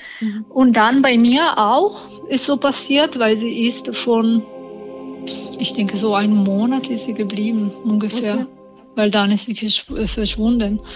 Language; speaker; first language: German; non-native, learner; Italian